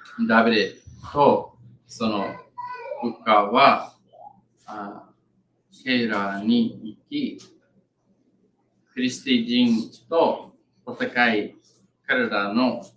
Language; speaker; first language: Japanese; non-native, learner; English